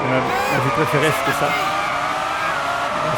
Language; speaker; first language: French; native; French